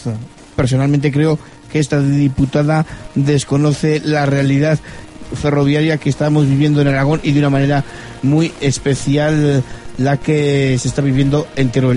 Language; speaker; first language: Spanish; native; Spanish